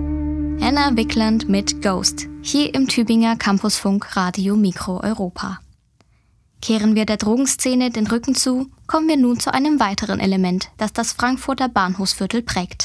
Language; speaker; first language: German; native; German